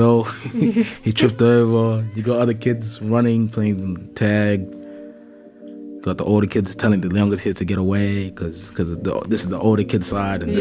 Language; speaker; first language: English; native; English